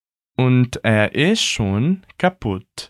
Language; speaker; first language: German; non-native, fluent; Portuguese